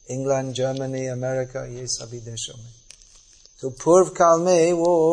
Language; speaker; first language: Hindi; non-native, fluent; English